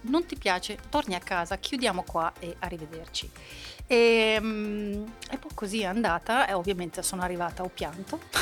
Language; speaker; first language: Italian; non-native, fluent; Dutch